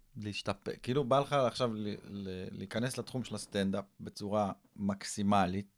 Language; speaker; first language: Hebrew; early bilingual, other home language; English